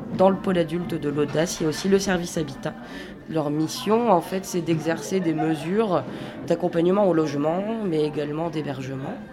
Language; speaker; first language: French; native; French